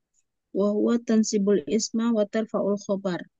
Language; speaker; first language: Arabic; non-native, learner; Indonesian